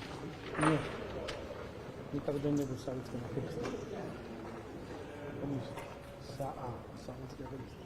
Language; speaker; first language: Russian; non-native, local second language; Georgian